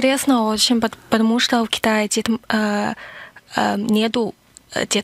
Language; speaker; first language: Russian; non-native, learner; Chinese